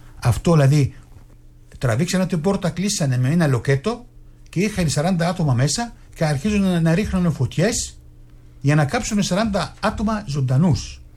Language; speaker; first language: Greek; non-native, fluent; Arabic